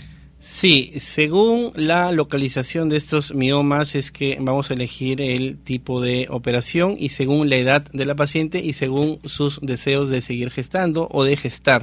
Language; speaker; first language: Spanish; native; Spanish